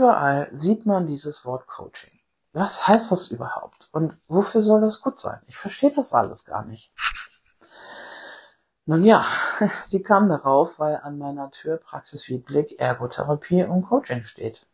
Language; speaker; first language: German; native; German